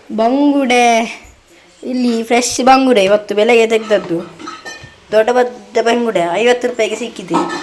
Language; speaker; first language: Kannada; non-native, local second language; Tulu